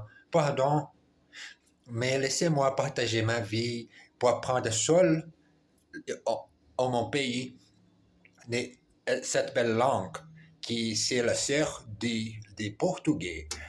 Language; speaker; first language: French; non-native, learner; Portuguese